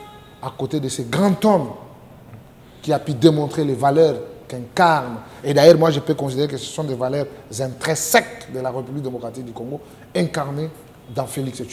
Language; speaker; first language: French; non-native, local second language; Lingala